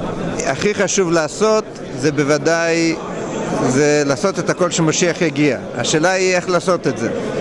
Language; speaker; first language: Hebrew; non-native, fluent; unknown